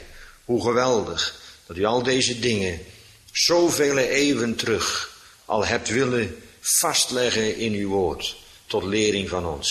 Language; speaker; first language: Dutch; native; Dutch